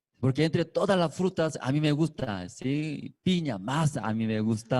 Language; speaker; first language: Spanish; non-native, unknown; Korean